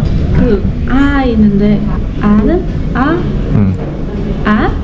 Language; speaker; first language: Korean; non-native, learner; Vietnamese